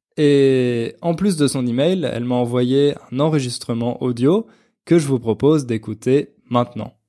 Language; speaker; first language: French; native; French